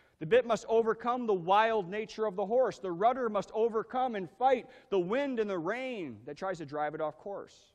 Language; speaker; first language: English; native; English